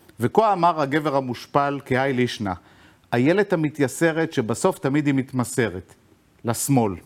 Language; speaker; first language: Hebrew; native; Hebrew